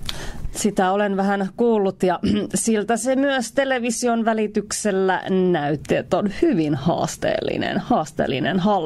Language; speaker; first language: Finnish; native; Finnish